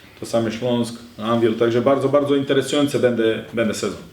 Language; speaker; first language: Polish; non-native, learner; Serbian